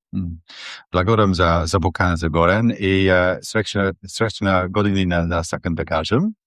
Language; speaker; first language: Macedonian; non-native, learner; English